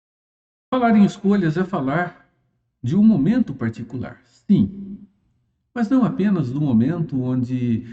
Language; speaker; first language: Portuguese; native; Portuguese